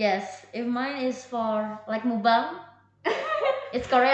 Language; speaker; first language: English; non-native, learner; Indonesian